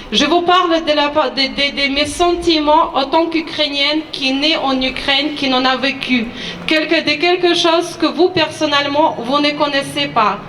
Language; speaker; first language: French; non-native, fluent; Ukrainian